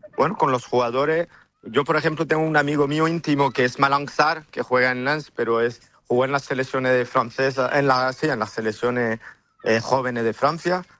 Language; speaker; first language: Spanish; early bilingual, heritage; French